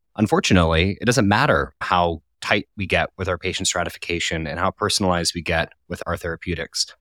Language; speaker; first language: English; native; English